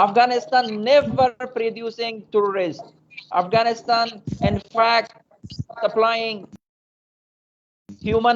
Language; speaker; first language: Hindi; non-native, fluent; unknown